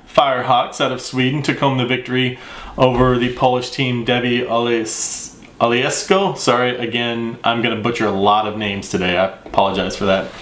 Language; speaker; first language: English; native; English